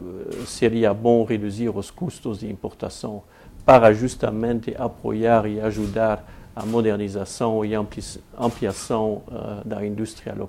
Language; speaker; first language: Portuguese; non-native, fluent; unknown